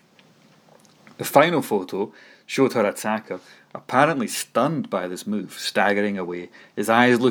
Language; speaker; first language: English; native; English